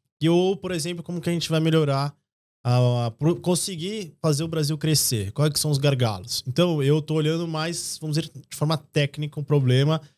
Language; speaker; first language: Portuguese; native; Portuguese